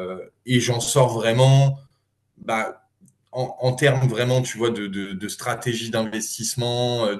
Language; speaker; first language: French; native; French